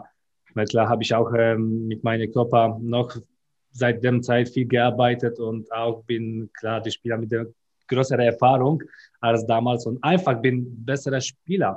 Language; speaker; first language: German; non-native, learner; Polish